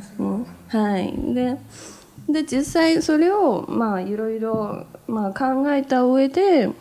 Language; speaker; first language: Japanese; non-native, fluent; Chinese